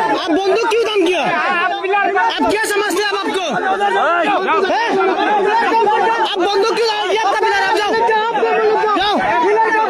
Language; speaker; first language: Hindi; non-native, learner; Bangla